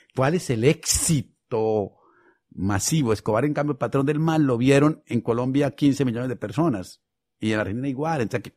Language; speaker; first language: Spanish; native; Spanish